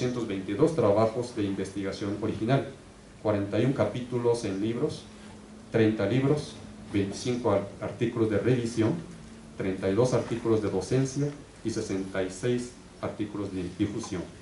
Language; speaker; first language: Spanish; native; Spanish